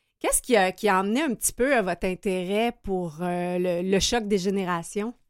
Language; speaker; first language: French; native; French